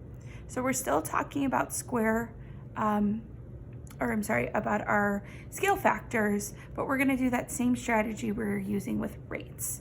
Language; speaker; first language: English; native; English